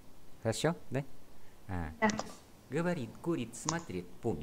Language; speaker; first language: Russian; non-native, fluent; Vietnamese